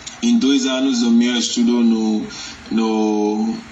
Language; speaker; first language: Portuguese; non-native, learner; Yoruba